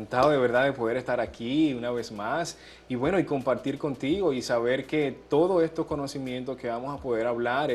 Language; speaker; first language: Spanish; native; Spanish